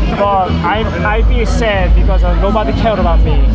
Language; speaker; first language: English; non-native, learner; Korean